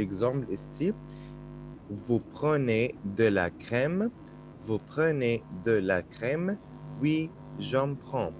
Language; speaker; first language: French; non-native, fluent; Arabic